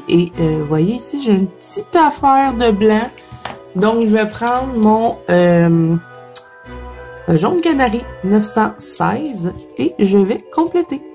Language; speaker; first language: French; native; French